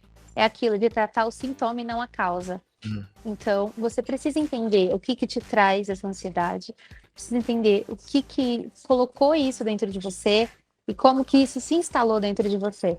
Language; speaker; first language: Portuguese; native; Portuguese